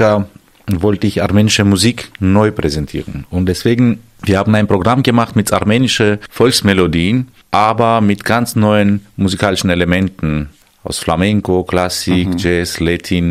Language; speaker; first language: German; non-native, fluent; Armenian